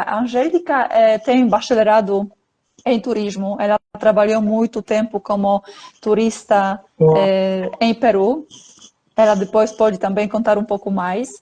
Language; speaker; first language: Portuguese; non-native, fluent; Polish